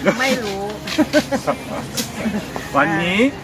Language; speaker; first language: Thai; non-native, learner; Korean